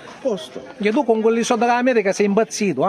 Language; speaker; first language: Italian; native; Italian